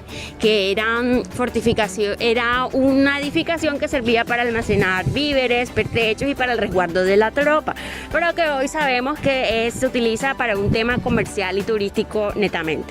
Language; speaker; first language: Spanish; native; Spanish